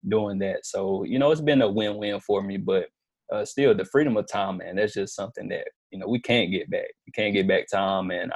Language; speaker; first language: English; native; English